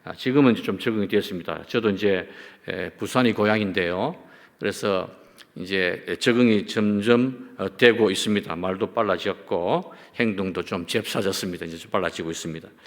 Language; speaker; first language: Korean; native; Korean